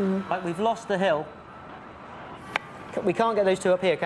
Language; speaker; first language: English; native; English